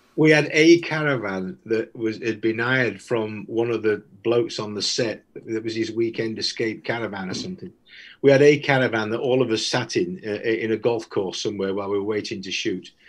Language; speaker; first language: English; native; English